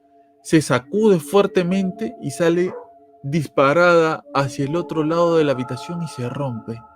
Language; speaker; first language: Spanish; native; Spanish